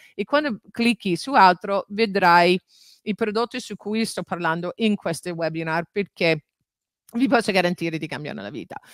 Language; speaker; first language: Italian; non-native, fluent; English